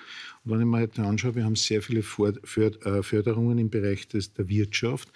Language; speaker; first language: German; native; German